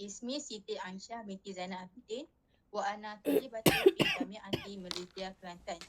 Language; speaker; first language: Arabic; non-native, learner; Malay